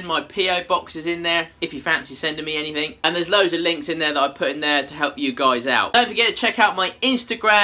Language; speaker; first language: English; native; English